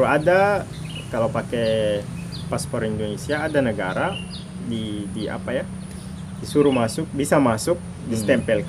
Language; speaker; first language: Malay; non-native, fluent; Arabic